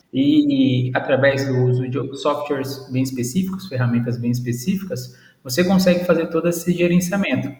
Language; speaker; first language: Portuguese; native; Portuguese